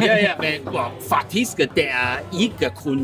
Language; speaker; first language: Danish; non-native, learner; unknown